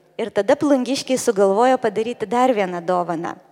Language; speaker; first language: Lithuanian; native; Lithuanian